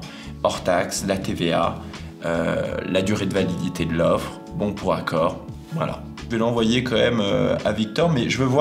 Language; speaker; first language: French; native; French